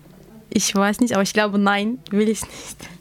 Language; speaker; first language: German; non-native, learner; Kurdish